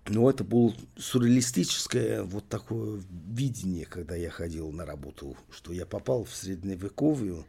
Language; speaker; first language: Russian; non-native, fluent; English